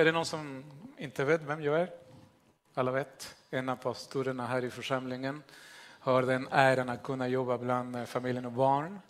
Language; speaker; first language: Swedish; non-native, fluent; Spanish